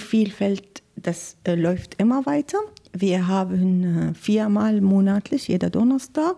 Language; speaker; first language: German; non-native, learner; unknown